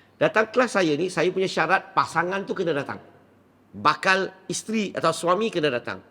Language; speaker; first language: Malay; non-native, local second language; Min Nan Chinese